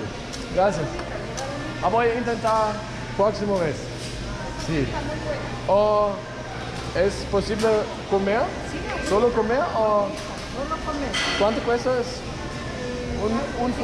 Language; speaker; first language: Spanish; non-native, learner; German